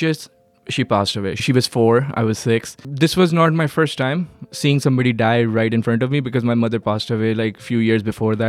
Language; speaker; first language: English; non-native, local second language; Urdu